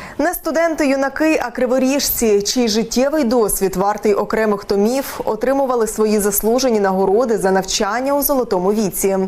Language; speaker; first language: Ukrainian; native; Ukrainian